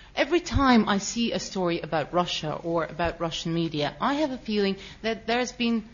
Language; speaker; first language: English; non-native, fluent; Russian